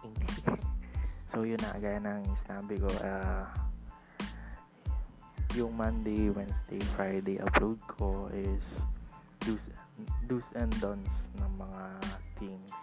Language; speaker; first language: English; non-native, local second language; Filipino